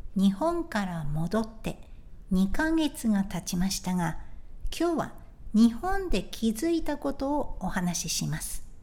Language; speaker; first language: Japanese; native; Japanese